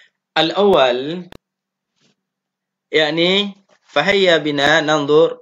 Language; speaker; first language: Arabic; non-native, fluent; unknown